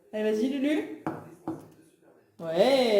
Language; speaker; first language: French; native; French